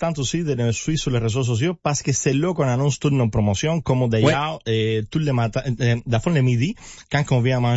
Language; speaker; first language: French; non-native, fluent; Spanish